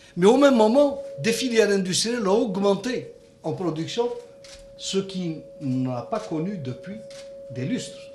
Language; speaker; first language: French; non-native, local second language; Arabic